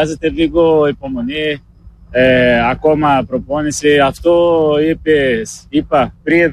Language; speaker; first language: Greek; non-native, learner; Portuguese